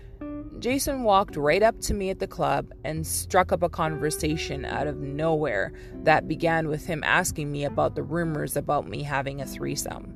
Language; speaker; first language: English; native; English